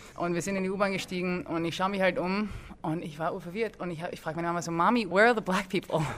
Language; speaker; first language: German; early bilingual, other home language; English